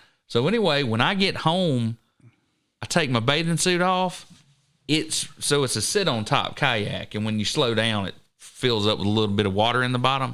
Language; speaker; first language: English; native; English